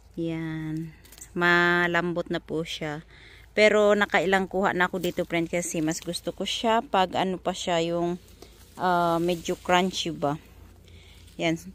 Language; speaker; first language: Filipino; non-native, local second language; Masbatenyo